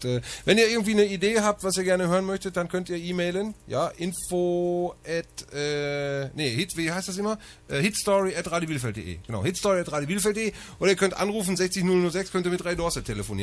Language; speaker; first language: German; native; German